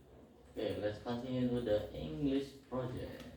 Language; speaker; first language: English; non-native, learner; Indonesian